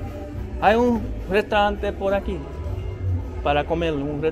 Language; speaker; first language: Spanish; non-native, learner; English